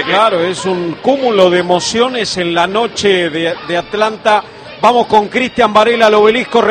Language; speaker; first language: Spanish; native; Spanish